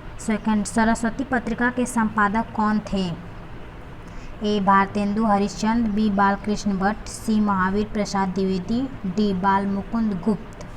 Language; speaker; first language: Hindi; native; Hindi